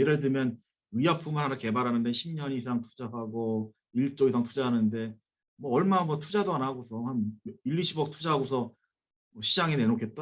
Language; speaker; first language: Korean; native; Korean